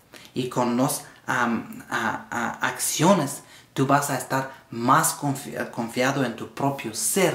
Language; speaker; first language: Spanish; non-native, learner; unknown